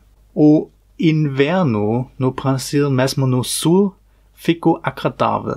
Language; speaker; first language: Portuguese; non-native, fluent; German